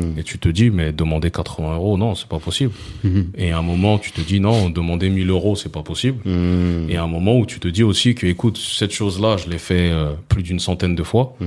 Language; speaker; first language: French; early bilingual, other home language; Lingala